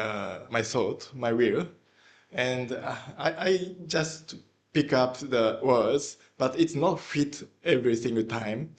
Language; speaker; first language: English; non-native, learner; Japanese